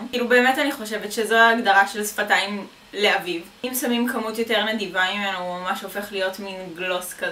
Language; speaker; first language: Hebrew; native; Hebrew